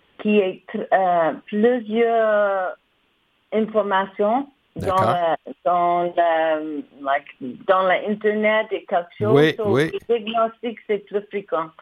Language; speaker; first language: French; non-native, learner; English